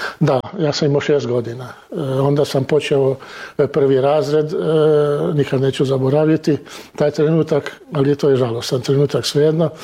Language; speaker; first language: Croatian; early bilingual, heritage; Croatian